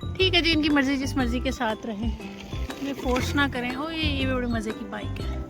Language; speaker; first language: Urdu; non-native, local second language; Punjabi